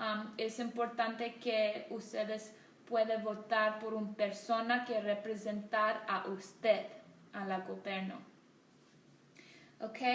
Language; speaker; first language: Spanish; non-native, learner; English